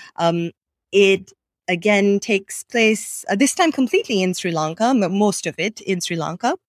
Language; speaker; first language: English; non-native, local second language; Sinhala